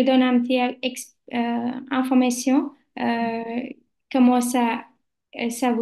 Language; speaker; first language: French; non-native, learner; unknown